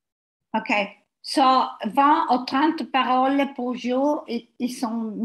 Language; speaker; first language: French; non-native, learner; Italian